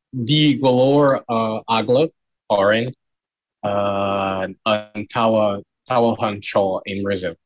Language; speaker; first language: Irish; non-native, learner; Portuguese